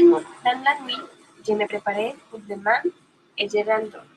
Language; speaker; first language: French; non-native, learner; Spanish